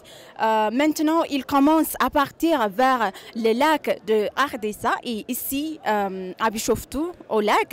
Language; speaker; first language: French; non-native, fluent; Amharic